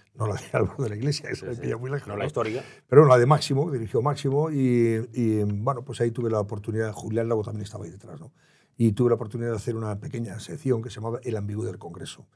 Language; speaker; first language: Spanish; native; Spanish